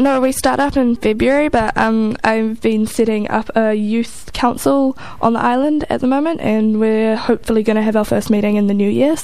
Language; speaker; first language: English; native; English